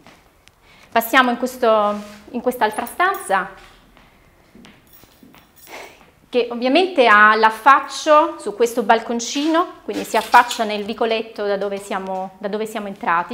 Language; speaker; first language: Italian; native; Italian